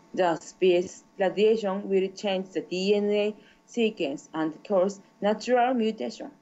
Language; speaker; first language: English; non-native, learner; Japanese